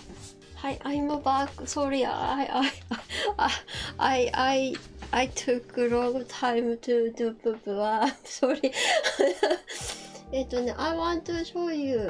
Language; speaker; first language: English; non-native, learner; Japanese